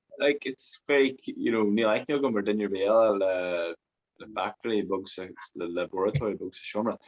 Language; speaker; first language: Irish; native; Irish